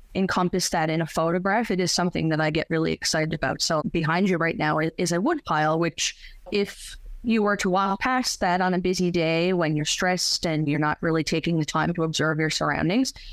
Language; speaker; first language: English; native; English